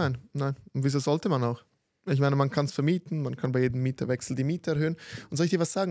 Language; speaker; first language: German; native; German